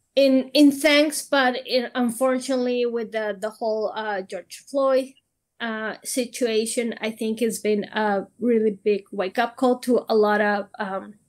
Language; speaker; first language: English; non-native, fluent; Spanish